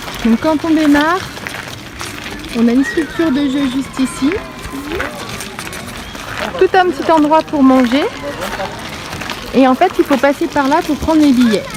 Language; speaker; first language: French; native; French